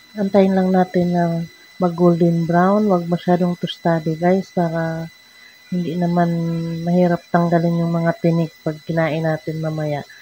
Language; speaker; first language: Filipino; non-native, local second language; Cebuano